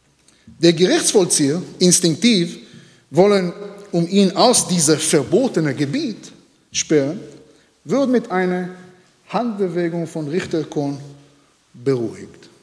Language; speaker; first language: German; non-native, learner; Hebrew